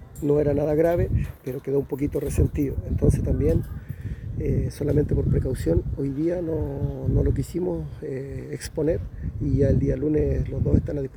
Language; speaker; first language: Spanish; native; Spanish